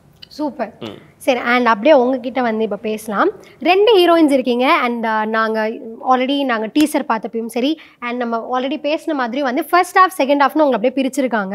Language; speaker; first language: Tamil; native; Tamil